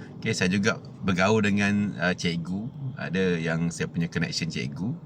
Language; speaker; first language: Malay; native; Malay